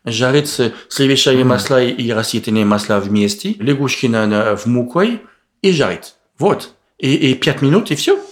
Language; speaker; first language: Russian; non-native, learner; French